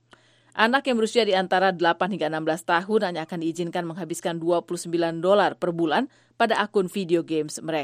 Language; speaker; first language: Indonesian; native; Indonesian